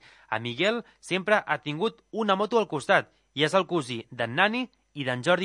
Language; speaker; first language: Catalan; native; Catalan